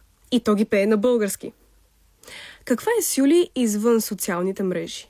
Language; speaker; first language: Bulgarian; native; Bulgarian